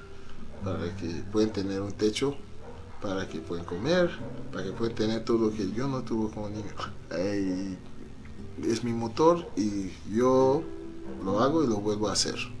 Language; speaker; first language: Spanish; non-native, fluent; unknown